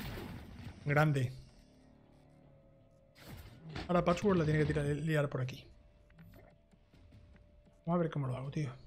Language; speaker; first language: Spanish; native; Spanish